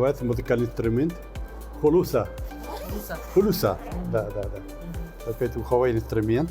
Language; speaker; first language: Russian; non-native, local second language; Tatar